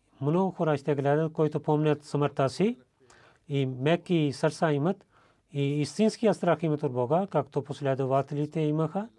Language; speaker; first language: Bulgarian; non-native, learner; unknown